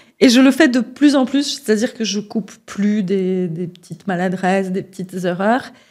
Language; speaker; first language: French; non-native, fluent; Polish